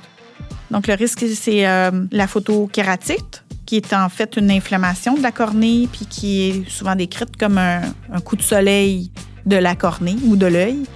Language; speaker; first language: French; native; French